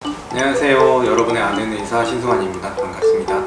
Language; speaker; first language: Korean; native; Korean